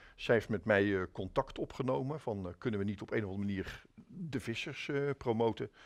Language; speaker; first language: Dutch; native; Dutch